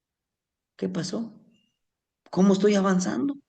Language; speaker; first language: Spanish; native; Spanish